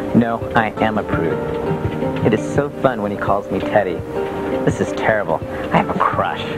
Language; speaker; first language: English; native; English